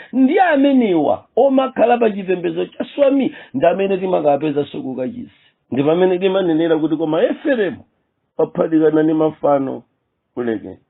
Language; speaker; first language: Nyanja; native; Nyanja